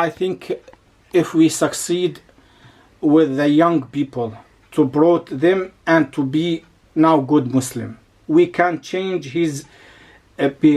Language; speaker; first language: English; non-native, learner; Arabic